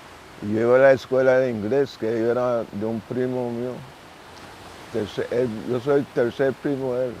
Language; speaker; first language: Spanish; non-native, local second language; English